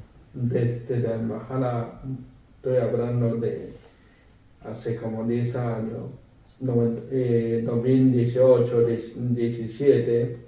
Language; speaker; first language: Spanish; non-native, fluent; Chinese